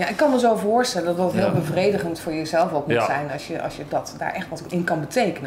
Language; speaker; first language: Dutch; native; Dutch